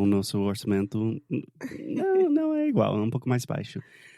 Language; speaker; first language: Portuguese; non-native, fluent; English